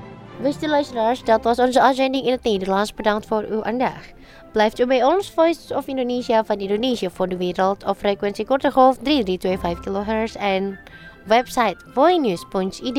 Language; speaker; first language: Dutch; non-native, fluent; Indonesian